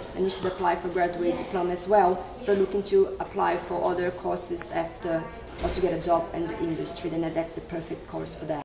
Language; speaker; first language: English; non-native, fluent; Portuguese